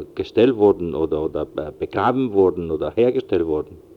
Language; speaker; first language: German; non-native, fluent; Spanish